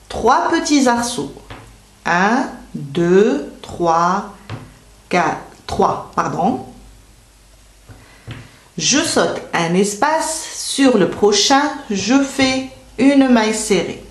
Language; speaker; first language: French; native; French